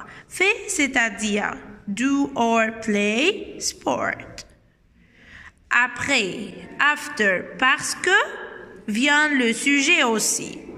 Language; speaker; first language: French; non-native, fluent; Arabic